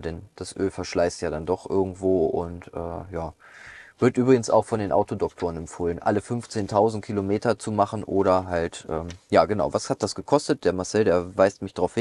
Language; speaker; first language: German; native; German